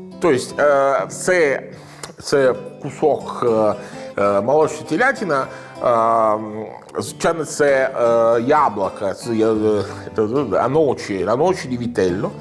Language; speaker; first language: Ukrainian; non-native, learner; Italian